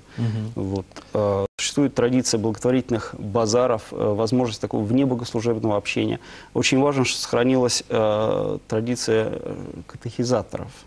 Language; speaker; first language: Russian; native; Russian